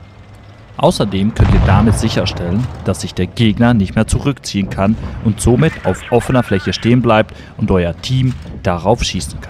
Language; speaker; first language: German; native; German